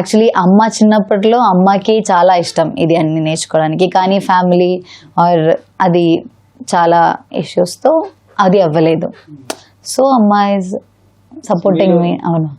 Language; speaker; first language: Telugu; non-native, learner; Malayalam